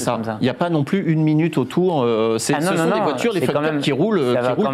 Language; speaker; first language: French; native; French